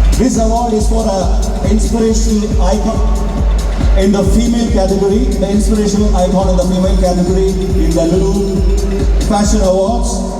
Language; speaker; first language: English; non-native, local second language; Malayalam